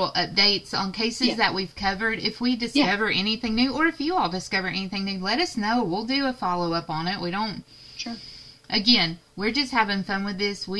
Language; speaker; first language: English; native; English